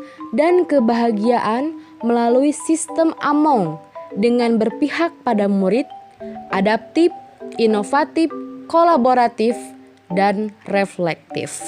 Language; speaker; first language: Indonesian; native; Indonesian